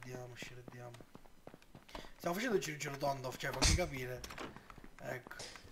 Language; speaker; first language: Italian; native; Italian